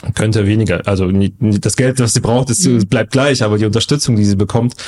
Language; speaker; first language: German; non-native, fluent; Russian